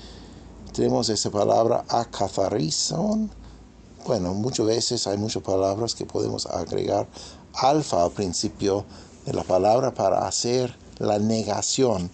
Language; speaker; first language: Spanish; non-native, fluent; English